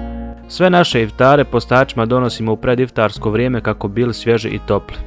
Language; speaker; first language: Bosnian; native; Bosnian